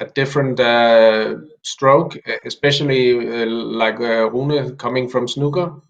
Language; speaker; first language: English; non-native, fluent; Danish